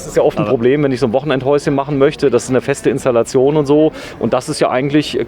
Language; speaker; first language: German; native; German